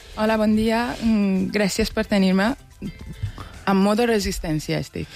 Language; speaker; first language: Catalan; non-native, fluent; Persian